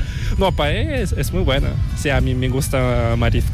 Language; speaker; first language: Spanish; non-native, fluent; Korean